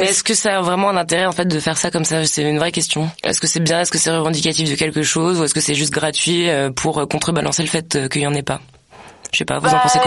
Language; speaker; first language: French; native; French